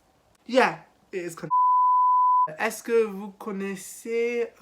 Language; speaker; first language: French; non-native, learner; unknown